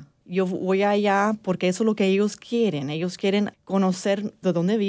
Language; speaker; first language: Spanish; early bilingual, heritage; English